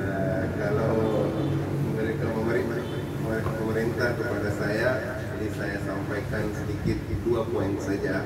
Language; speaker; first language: Indonesian; non-native, fluent; Urdu